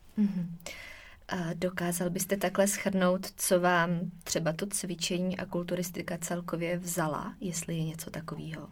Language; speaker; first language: Czech; native; Czech